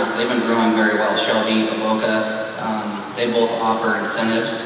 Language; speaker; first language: English; native; English